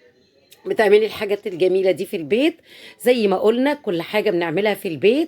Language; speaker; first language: Arabic; native; Arabic